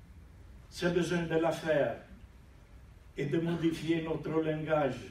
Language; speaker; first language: French; non-native, learner; Italian